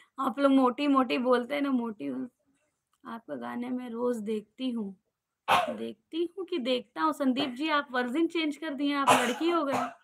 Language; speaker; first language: Hindi; native; Hindi